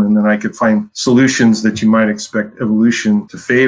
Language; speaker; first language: English; native; English